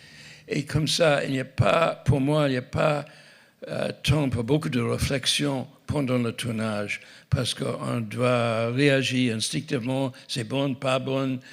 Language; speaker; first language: French; non-native, fluent; English